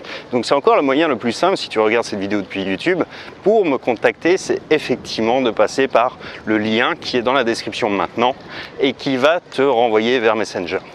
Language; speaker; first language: French; native; French